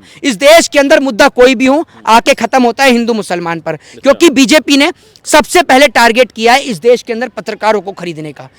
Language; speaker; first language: Hindi; native; Hindi